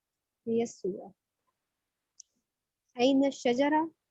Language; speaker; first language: Arabic; non-native, learner; Urdu